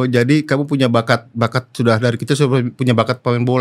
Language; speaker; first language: Indonesian; native; Indonesian